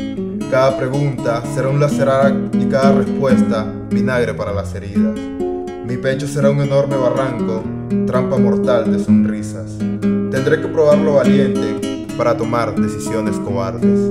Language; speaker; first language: Spanish; native; Spanish